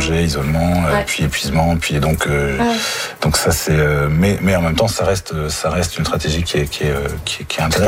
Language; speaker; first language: French; native; French